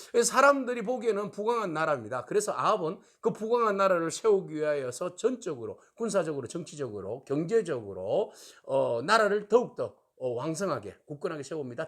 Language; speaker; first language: Korean; native; Korean